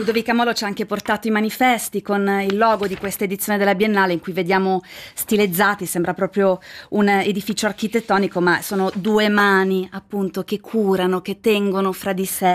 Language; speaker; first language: Italian; native; Italian